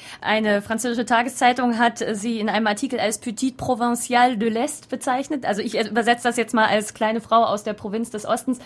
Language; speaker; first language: German; native; German